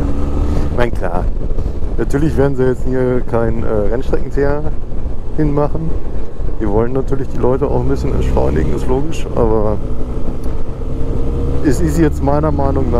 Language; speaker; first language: German; native; German